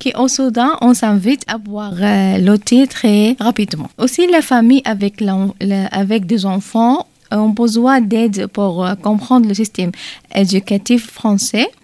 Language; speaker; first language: French; non-native, learner; Arabic